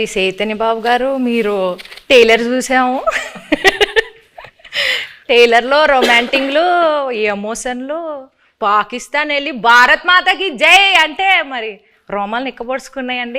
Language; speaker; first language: Telugu; native; Telugu